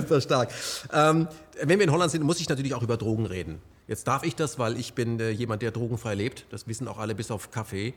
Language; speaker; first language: German; native; German